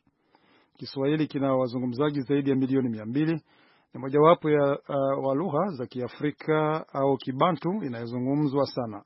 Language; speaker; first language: Swahili; non-native, local second language; Rundi